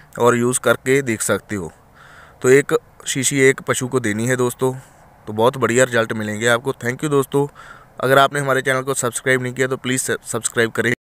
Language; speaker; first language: Hindi; native; Hindi